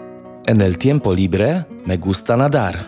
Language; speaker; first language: Spanish; non-native, learner; Polish